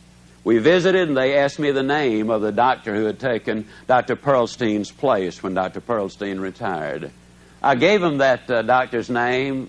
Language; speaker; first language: English; native; English